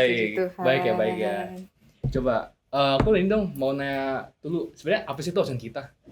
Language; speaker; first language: Indonesian; native; Indonesian